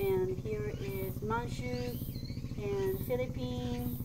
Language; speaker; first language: English; non-native, local second language; Japanese